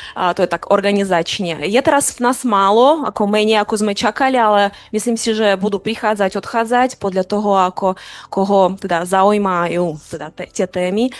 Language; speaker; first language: Slovak; non-native, fluent; Ukrainian